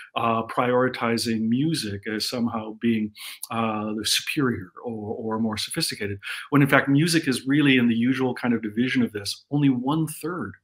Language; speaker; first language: English; native; English